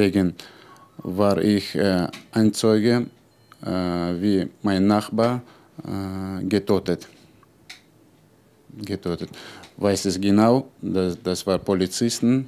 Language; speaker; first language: German; non-native, learner; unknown